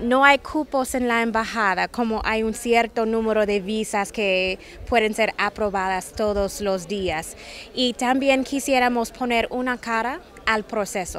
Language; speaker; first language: Spanish; non-native, fluent; English